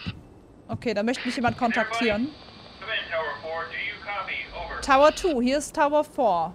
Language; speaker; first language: German; native; German